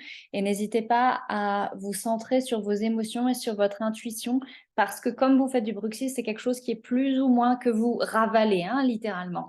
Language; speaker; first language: French; native; French